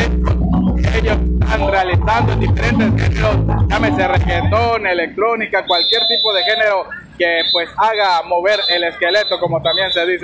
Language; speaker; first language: Spanish; native; Spanish